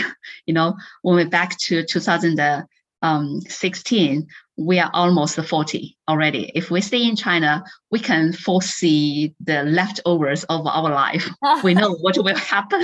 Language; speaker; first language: English; non-native, fluent; Chinese